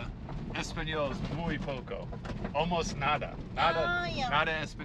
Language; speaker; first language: Spanish; non-native, learner; English